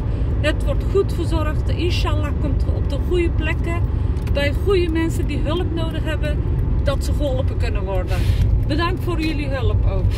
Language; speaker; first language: Dutch; non-native, fluent; Turkish